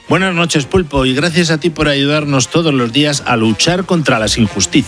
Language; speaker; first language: Spanish; native; Spanish